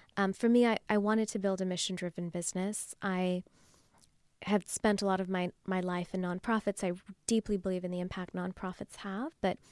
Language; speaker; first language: English; non-native, local second language; Urdu